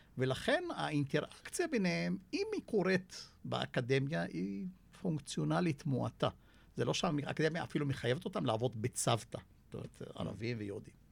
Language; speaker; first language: Hebrew; non-native, local second language; Arabic